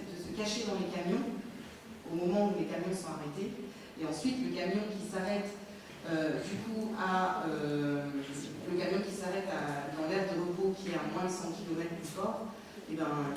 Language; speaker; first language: French; native; French